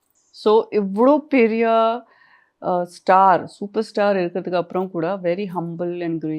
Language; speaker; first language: Tamil; non-native, local second language; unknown